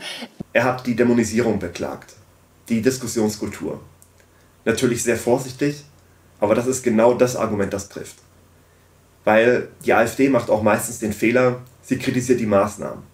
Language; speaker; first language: German; native; German